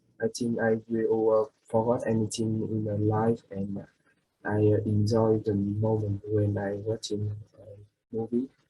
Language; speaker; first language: English; non-native, learner; Vietnamese